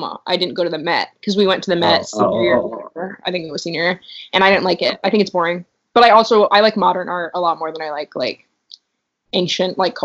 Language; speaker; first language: English; native; English